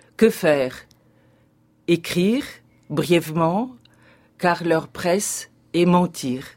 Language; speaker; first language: French; non-native, fluent; Bulgarian